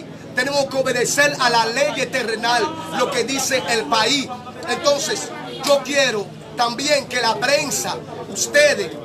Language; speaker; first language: Spanish; non-native, learner; Haitian Creole